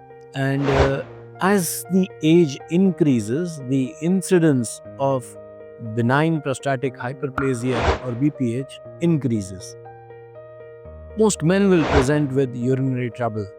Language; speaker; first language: English; non-native, local second language; Hindi